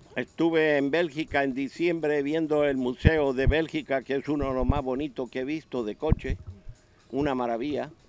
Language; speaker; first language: Spanish; native; Spanish